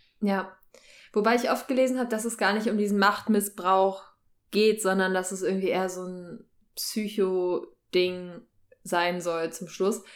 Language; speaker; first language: German; native; German